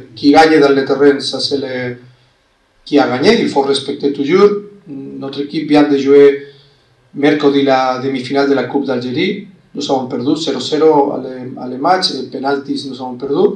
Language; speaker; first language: French; non-native, fluent; Spanish